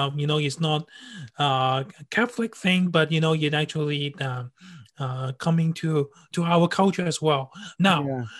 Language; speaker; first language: English; non-native, local second language; Cantonese